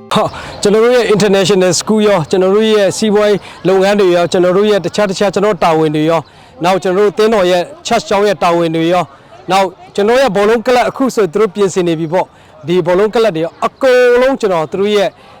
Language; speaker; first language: Burmese; non-native, local second language; Hakha Chin